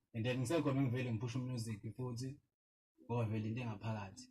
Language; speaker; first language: Zulu; native; Zulu